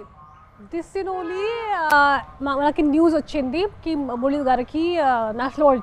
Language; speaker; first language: Telugu; non-native, local second language; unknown